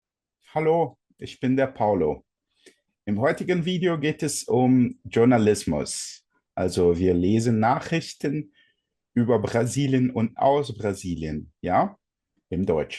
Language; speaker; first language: German; non-native, fluent; Portuguese